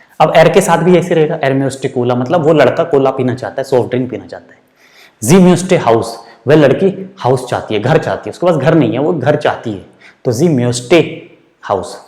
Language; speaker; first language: Hindi; native; Hindi